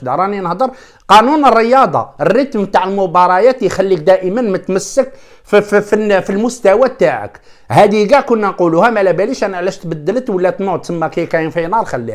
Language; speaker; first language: Arabic; native; Arabic